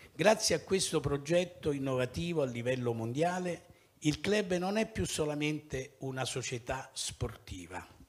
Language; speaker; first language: Italian; native; Italian